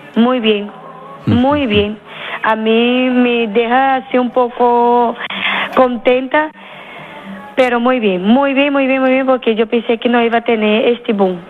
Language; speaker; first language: Spanish; early bilingual, other home language; Portuguese